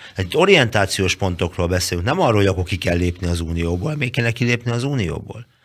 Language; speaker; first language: Hungarian; native; Hungarian